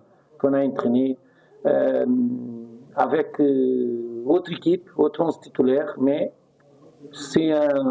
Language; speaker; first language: French; non-native, fluent; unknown